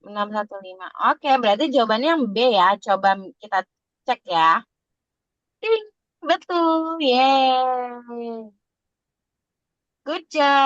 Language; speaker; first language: Indonesian; native; Indonesian